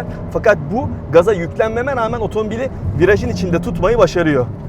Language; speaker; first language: Turkish; native; Turkish